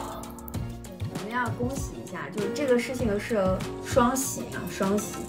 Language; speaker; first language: Chinese; native; Chinese